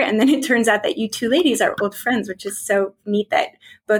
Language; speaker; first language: English; native; English